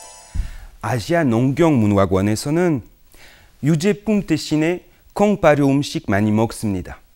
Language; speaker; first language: Korean; non-native, fluent; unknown